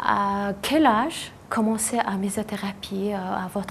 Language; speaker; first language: French; non-native, learner; Mongolian